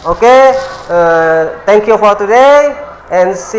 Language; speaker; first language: English; non-native, learner; Indonesian